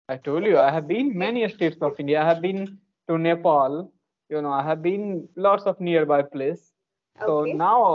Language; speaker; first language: English; non-native, local second language; Hindi